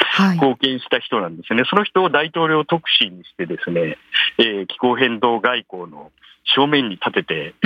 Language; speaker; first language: Japanese; native; Japanese